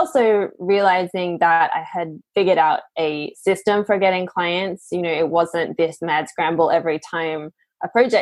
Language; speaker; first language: English; native; English